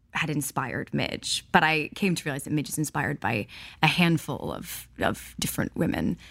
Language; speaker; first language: English; native; English